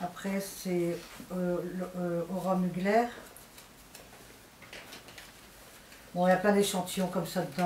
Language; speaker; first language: French; native; French